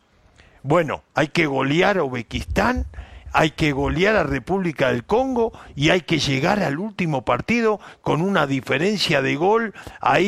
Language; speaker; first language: Spanish; native; Spanish